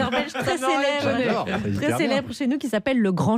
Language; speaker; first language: French; native; French